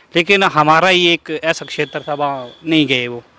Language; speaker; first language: Hindi; native; Hindi